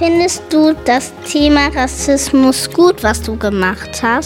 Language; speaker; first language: German; early bilingual, other home language; Portuguese